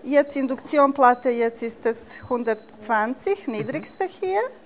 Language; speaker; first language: German; non-native, fluent; Serbian